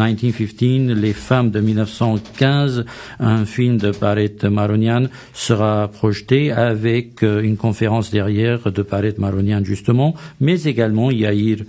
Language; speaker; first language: French; native; French